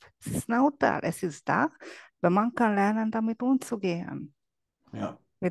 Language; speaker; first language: German; non-native, fluent; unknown